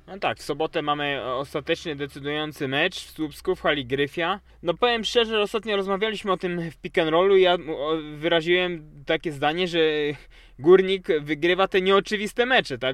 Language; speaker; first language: Polish; native; Polish